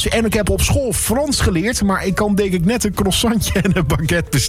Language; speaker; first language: Dutch; native; Dutch